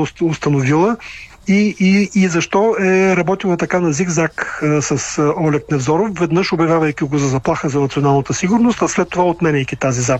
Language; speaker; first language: Bulgarian; native; Bulgarian